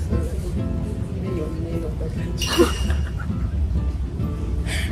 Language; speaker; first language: Chinese; non-native, learner; Japanese